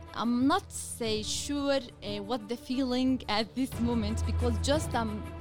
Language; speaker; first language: English; non-native, learner; Arabic